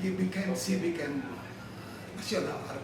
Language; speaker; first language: English; non-native, learner; Indonesian